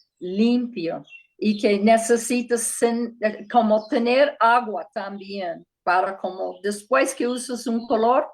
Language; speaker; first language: Spanish; non-native, fluent; English